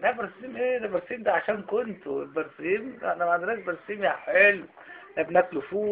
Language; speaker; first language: Arabic; native; Arabic